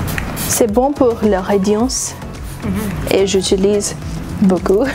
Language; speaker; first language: French; non-native, learner; English